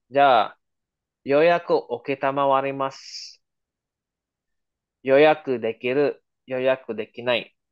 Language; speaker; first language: Japanese; non-native, fluent; Filipino